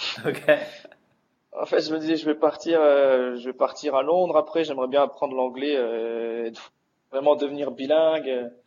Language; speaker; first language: French; native; French